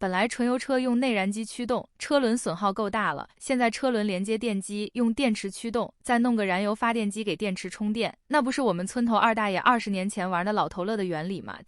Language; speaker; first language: Chinese; native; Chinese